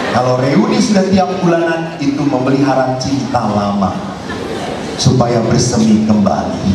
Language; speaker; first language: Indonesian; non-native, local second language; Javanese